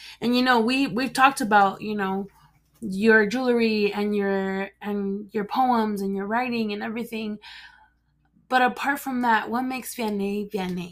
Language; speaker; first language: English; early bilingual, other home language; Spanish